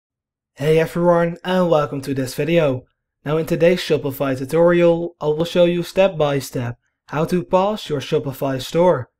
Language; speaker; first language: English; non-native, fluent; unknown